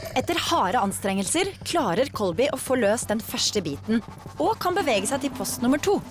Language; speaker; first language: Norwegian; native; Norwegian